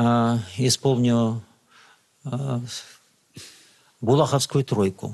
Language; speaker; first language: Russian; native; Russian